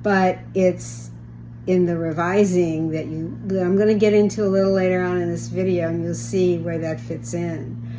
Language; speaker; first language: English; native; English